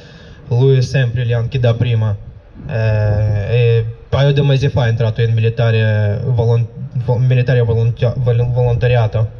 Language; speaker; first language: Italian; non-native, learner; Russian